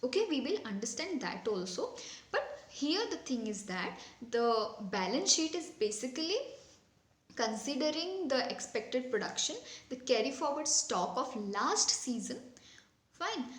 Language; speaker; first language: English; non-native, local second language; Hindi